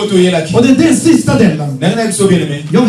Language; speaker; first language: Swedish; non-native, fluent; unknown